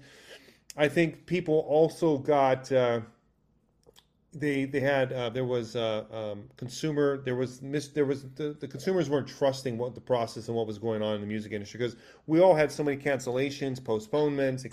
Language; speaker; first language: English; native; English